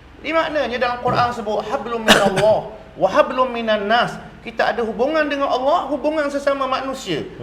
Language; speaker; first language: Malay; native; Malay